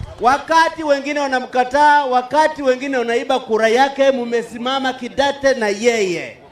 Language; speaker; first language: Swahili; non-native, local second language; Luyia